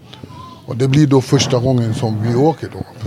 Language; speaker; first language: Swedish; early bilingual, other home language; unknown